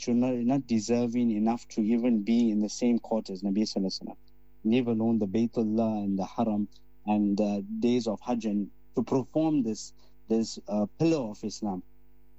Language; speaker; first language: English; native; English